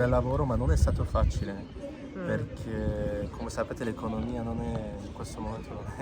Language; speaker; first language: Italian; non-native, fluent; Spanish